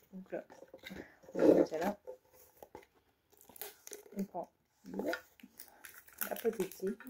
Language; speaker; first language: French; native; French